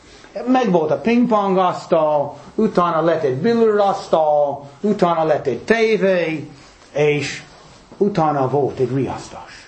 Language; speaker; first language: Hungarian; non-native, fluent; English